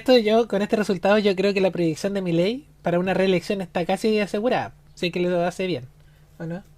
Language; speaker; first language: Spanish; native; Spanish